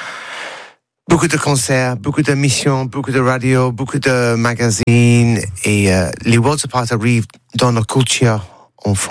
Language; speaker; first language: French; non-native, learner; English